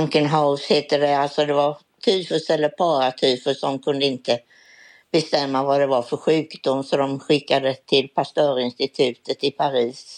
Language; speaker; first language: Swedish; native; Swedish